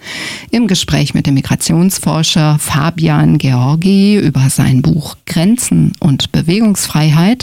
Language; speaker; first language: German; native; German